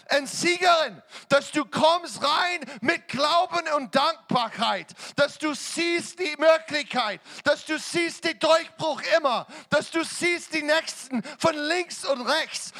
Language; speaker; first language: German; non-native, fluent; English